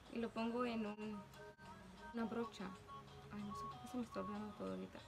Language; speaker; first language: Spanish; early bilingual, heritage; Spanish